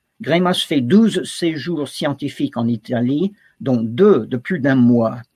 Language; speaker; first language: French; non-native, fluent; English